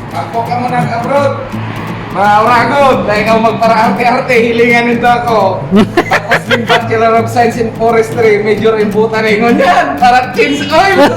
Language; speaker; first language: Filipino; non-native, local second language; Bikol